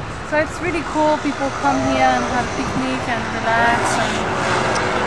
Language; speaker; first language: English; non-native, fluent; French